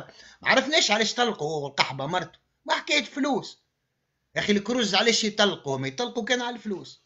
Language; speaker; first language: Arabic; native; Arabic